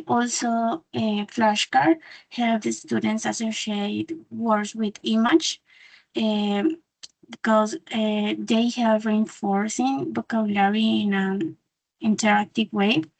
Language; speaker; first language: English; non-native, learner; Spanish